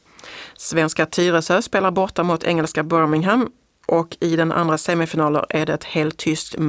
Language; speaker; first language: Swedish; native; Swedish